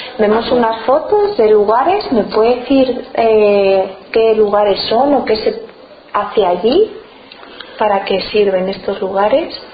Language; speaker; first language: Spanish; native; Spanish